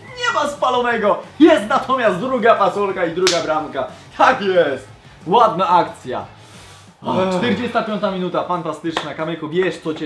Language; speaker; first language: Polish; native; Polish